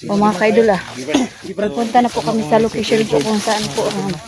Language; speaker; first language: Filipino; native; Filipino